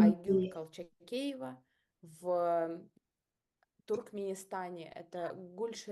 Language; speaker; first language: Russian; native; Russian